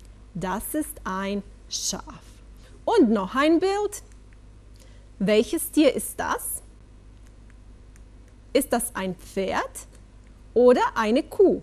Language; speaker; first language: German; non-native, fluent; Bosnian